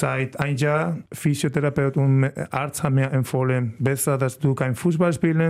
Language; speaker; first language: German; non-native, learner; Spanish